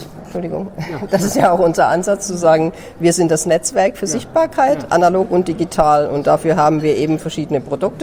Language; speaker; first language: German; native; German